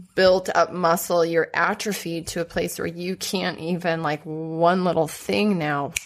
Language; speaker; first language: English; native; English